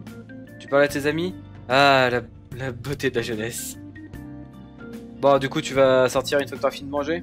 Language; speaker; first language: French; native; French